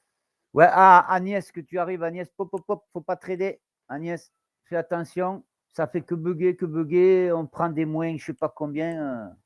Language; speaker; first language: French; native; French